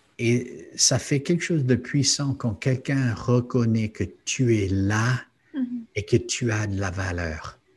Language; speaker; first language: French; non-native, fluent; English